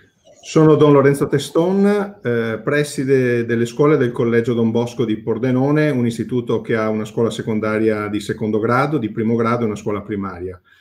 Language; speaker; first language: Italian; native; Italian